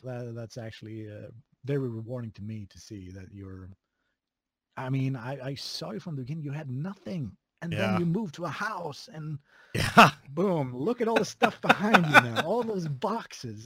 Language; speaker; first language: English; non-native, fluent; Swedish